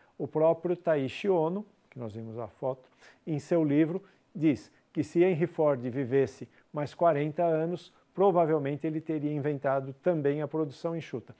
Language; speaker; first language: Portuguese; native; Portuguese